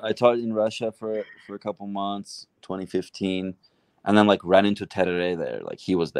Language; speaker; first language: English; non-native, fluent; Turkish